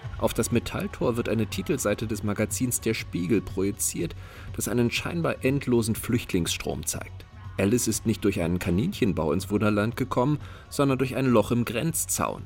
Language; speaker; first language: German; native; German